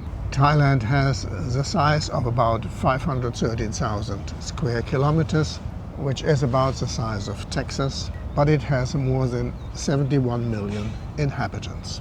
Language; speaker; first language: English; non-native, fluent; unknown